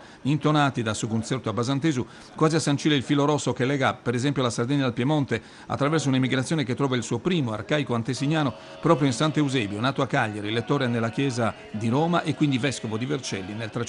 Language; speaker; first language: Italian; native; Italian